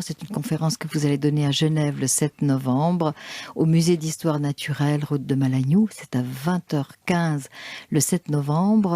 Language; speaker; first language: French; native; French